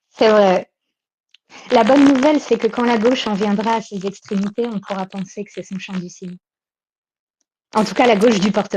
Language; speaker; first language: French; native; French